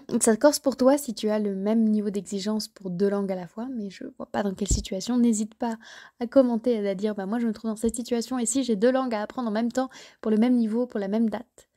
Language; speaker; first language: French; native; French